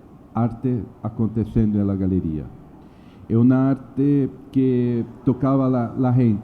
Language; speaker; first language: Spanish; non-native, learner; Portuguese